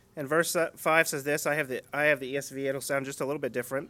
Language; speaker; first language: English; native; English